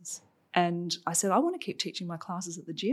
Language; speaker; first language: English; native; English